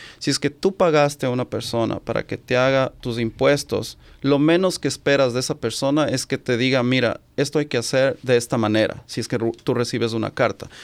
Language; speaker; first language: Spanish; native; Spanish